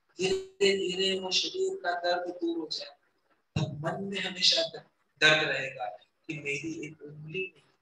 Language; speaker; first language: Hindi; non-native, local second language; Marathi